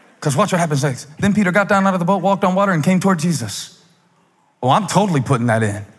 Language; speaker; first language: English; native; English